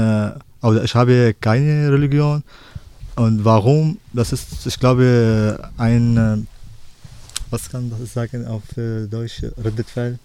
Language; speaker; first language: German; non-native, learner; Arabic